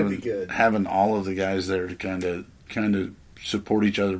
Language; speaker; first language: English; native; English